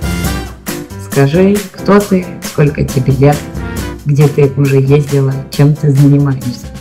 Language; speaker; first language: Russian; native; Russian